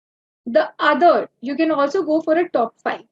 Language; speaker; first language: English; non-native, local second language; Hindi